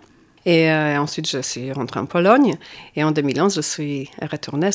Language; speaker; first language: French; non-native, fluent; Polish